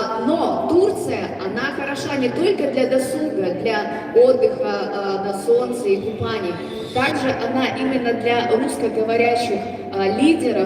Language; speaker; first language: Russian; native; Russian